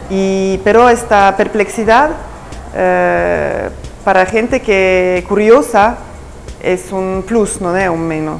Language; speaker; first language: Spanish; non-native, fluent; Italian